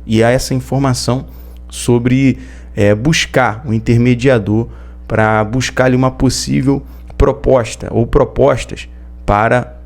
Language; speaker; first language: Portuguese; native; Portuguese